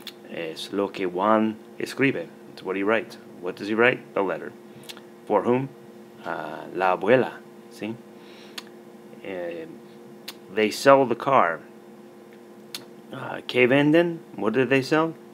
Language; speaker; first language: English; native; English